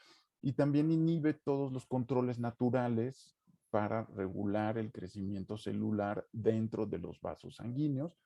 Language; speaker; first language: Spanish; native; Spanish